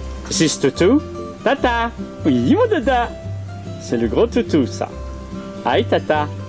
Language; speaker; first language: French; native; French